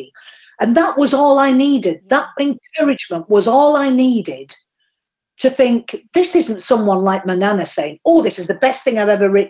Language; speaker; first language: English; native; English